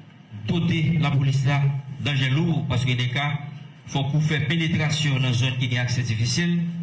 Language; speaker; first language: French; non-native, local second language; Haitian Creole